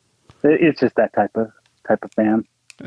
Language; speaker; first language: English; native; English